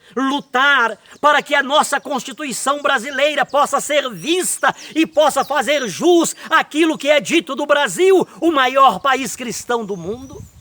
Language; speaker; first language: Portuguese; native; Portuguese